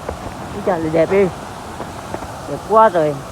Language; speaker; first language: Vietnamese; non-native, local second language; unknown